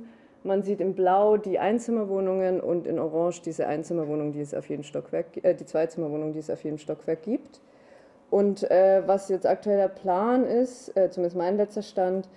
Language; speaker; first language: German; native; German